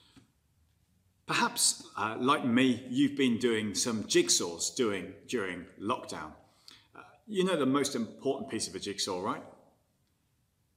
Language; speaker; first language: English; native; English